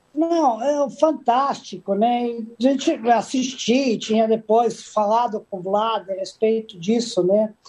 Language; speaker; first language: Portuguese; non-native, fluent; Serbian